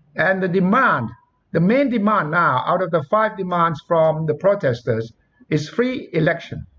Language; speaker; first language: English; non-native, fluent; Thai